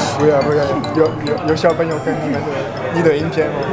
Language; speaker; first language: Chinese; non-native, learner; French